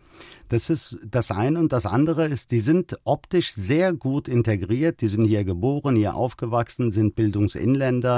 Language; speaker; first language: German; early bilingual, other home language; Turkish